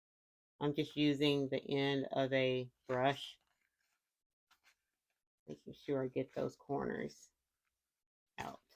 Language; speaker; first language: English; native; English